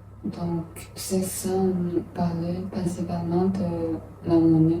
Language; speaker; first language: French; non-native, learner; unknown